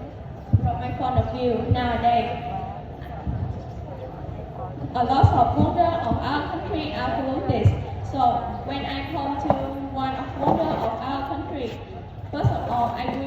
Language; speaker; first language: English; non-native, learner; Vietnamese